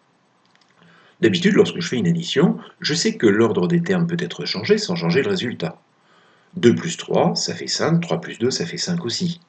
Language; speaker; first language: French; native; French